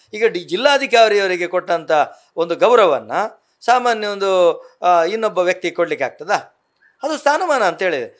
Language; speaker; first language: Kannada; non-native, local second language; Tulu